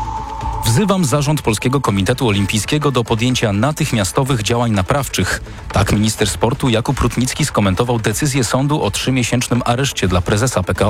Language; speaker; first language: Polish; native; Polish